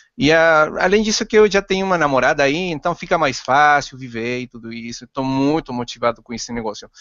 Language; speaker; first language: Portuguese; non-native, fluent; Spanish